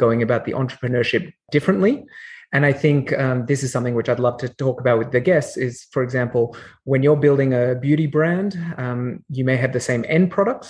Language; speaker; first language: English; native; English